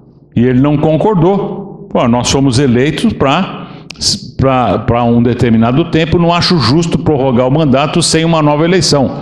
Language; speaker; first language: Portuguese; native; Portuguese